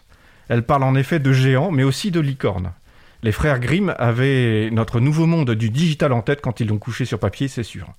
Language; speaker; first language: French; native; French